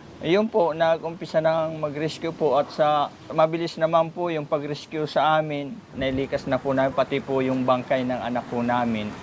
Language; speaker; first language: Filipino; non-native, local second language; Iloko